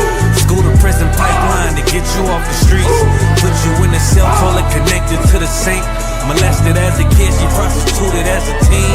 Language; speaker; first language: English; native; English